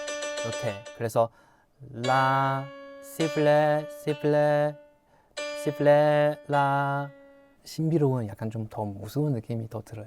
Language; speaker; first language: Korean; non-native, fluent; Chinese